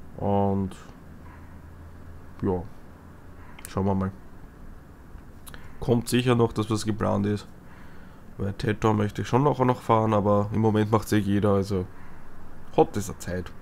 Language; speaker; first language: German; native; German